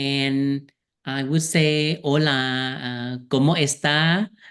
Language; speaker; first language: Spanish; non-native, learner; Thai